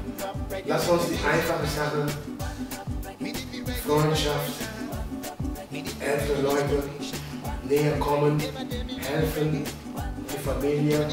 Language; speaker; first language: German; non-native, fluent; Papiamento